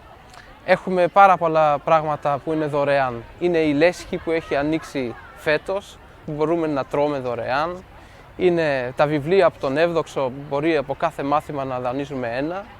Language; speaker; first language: Greek; early bilingual, heritage; Greek